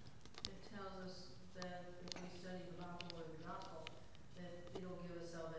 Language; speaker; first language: English; native; English